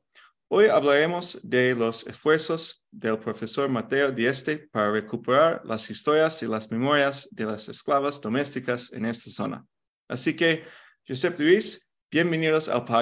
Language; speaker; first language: Spanish; non-native, fluent; English